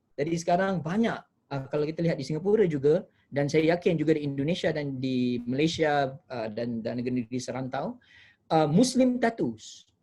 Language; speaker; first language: Malay; native; Malay